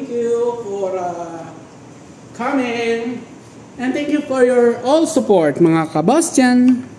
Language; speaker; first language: English; non-native, local second language; Filipino